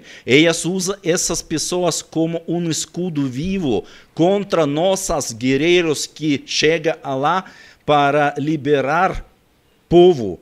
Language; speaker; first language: Portuguese; non-native, learner; Russian